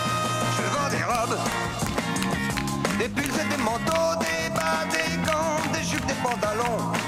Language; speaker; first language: French; native; French